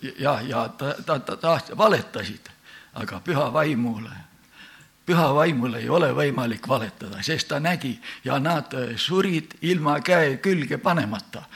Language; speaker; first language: Estonian; native; Estonian